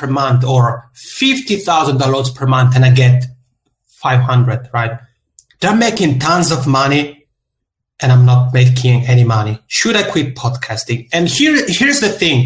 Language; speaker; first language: English; non-native, fluent; Italian